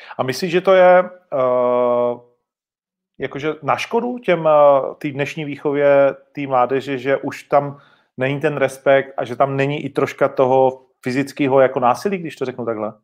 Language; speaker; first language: Czech; native; Czech